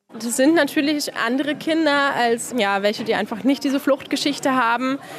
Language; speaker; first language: German; native; German